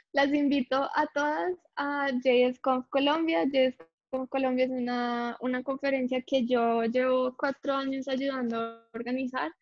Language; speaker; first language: Spanish; early bilingual, heritage; English